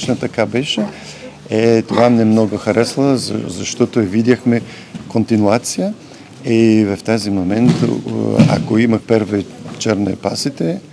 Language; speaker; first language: Bulgarian; non-native, learner; Polish